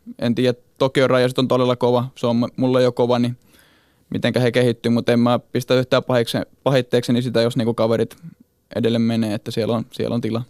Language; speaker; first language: Finnish; native; Finnish